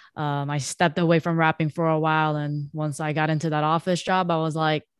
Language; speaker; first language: English; early bilingual, other home language; Korean